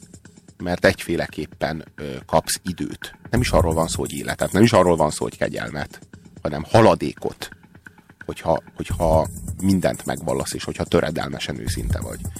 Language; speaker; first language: Hungarian; native; Hungarian